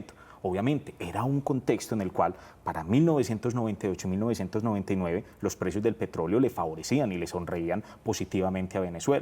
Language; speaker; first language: Spanish; native; Spanish